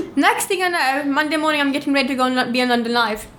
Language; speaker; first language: English; non-native, fluent; Norwegian